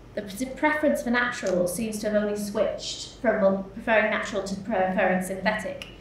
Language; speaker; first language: English; native; English